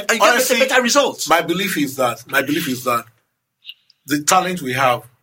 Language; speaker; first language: English; non-native, local second language; Yoruba